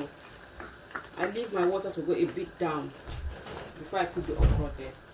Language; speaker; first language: English; non-native, local second language; Mandingo